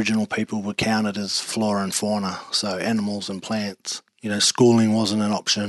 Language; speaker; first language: English; native; English